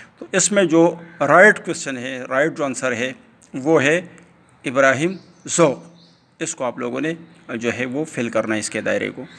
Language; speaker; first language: Urdu; non-native, local second language; Pashto